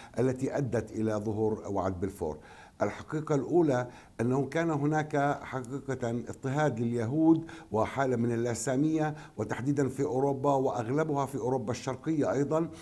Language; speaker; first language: Arabic; native; Arabic